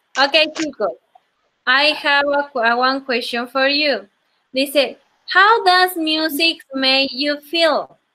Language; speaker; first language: English; non-native, learner; Spanish